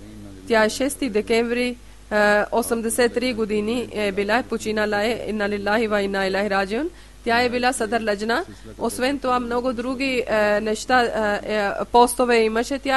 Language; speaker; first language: Bulgarian; non-native, learner; Urdu